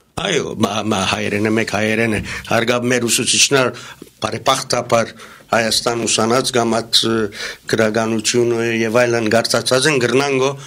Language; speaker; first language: Armenian; early bilingual, heritage; Armenian